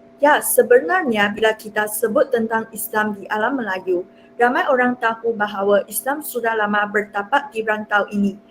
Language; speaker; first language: Malay; non-native, local second language; Chinese